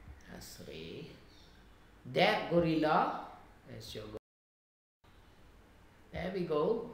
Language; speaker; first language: English; non-native, local second language; Tamil